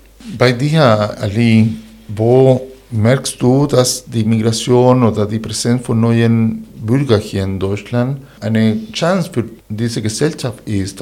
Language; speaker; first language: German; non-native, fluent; Spanish